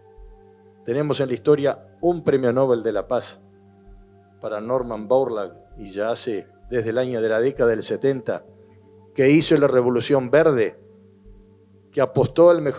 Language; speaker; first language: Spanish; native; Spanish